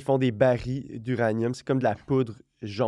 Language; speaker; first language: French; native; French